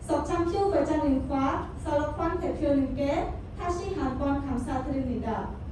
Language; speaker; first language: Korean; non-native, learner; Khmer